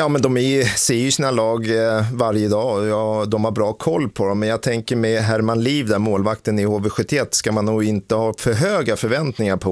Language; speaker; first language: Swedish; native; Swedish